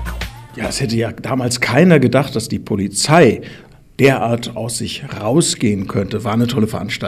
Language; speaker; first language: German; native; German